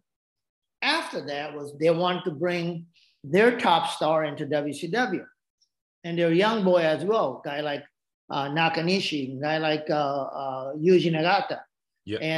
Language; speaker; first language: English; non-native, fluent; Japanese